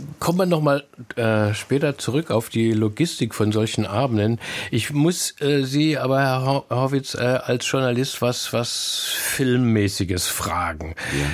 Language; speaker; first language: German; native; German